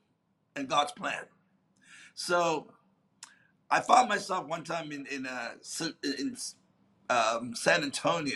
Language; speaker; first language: English; non-native, local second language; Afrikaans